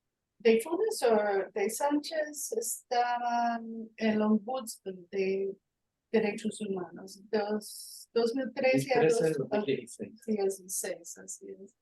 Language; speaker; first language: Spanish; non-native, fluent; English